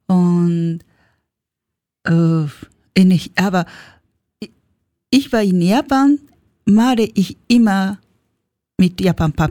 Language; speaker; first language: German; non-native, learner; Japanese